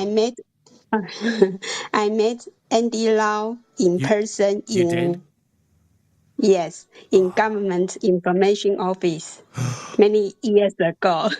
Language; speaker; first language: English; non-native, learner; Chinese